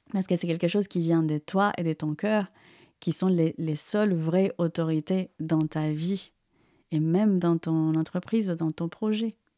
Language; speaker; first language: French; non-native, fluent; Spanish